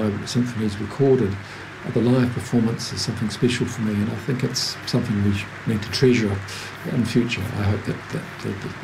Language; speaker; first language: English; native; English